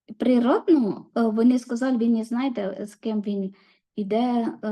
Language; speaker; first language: Ukrainian; non-native, learner; Malayalam